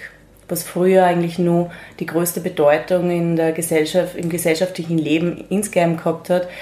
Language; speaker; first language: German; native; German